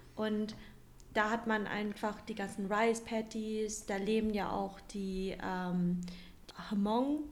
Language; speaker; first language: German; non-native, fluent; Vietnamese